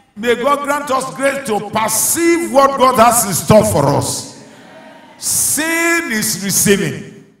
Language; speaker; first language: English; non-native, local second language; Yoruba